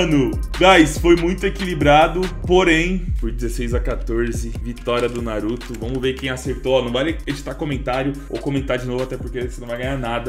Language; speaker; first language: Portuguese; native; Portuguese